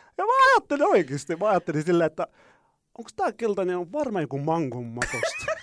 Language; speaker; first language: Finnish; non-native, fluent; Arabic